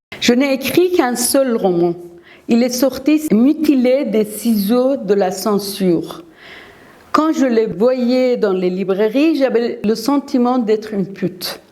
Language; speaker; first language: French; non-native, fluent; Persian